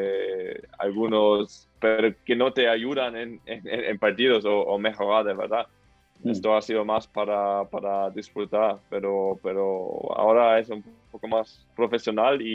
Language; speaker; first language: Spanish; non-native, fluent; German